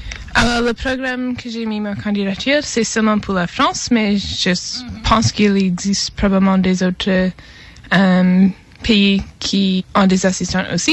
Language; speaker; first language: French; non-native, fluent; English